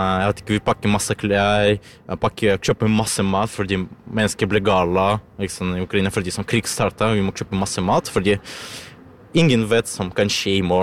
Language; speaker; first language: Norwegian; non-native, learner; Ukrainian